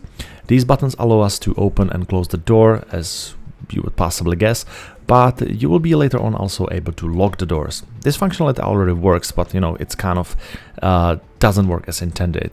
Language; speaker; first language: English; non-native, fluent; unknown